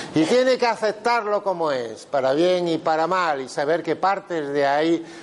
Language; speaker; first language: Spanish; native; Spanish